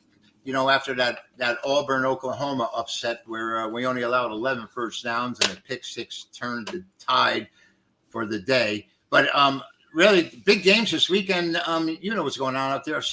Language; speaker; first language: English; native; English